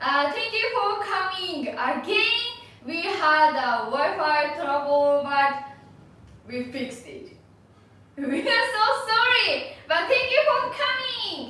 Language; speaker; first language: English; non-native, learner; Japanese